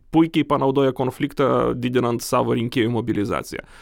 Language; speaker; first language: Lithuanian; non-native, local second language; Polish